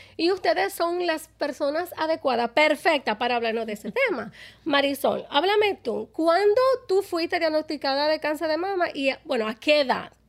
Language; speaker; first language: Spanish; early bilingual, other home language; English